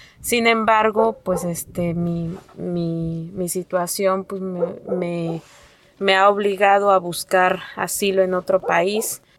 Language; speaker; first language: Spanish; non-native, local second language; Nahuatl languages